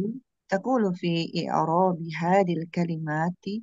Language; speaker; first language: Arabic; non-native, learner; Indonesian